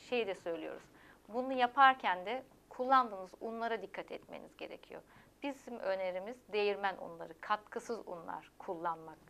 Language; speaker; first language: Turkish; early bilingual, heritage; German